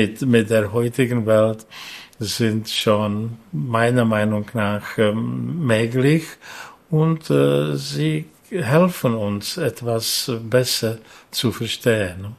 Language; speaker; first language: German; non-native, fluent; Czech